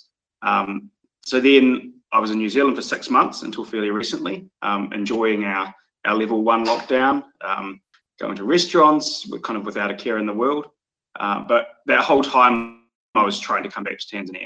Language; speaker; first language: English; native; English